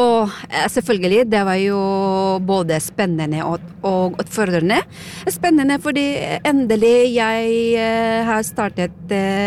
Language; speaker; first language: Norwegian; non-native, fluent; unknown